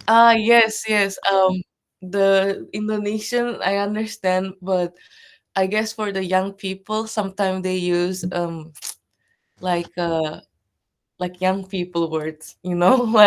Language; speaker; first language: English; non-native, fluent; Japanese